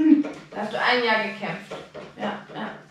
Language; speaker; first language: German; native; German